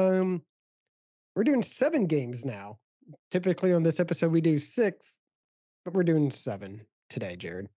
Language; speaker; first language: English; native; English